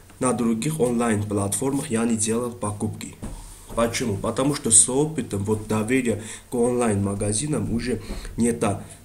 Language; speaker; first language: Russian; non-native, fluent; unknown